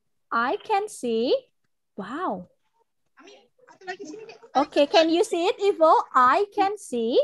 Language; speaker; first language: English; non-native, local second language; Indonesian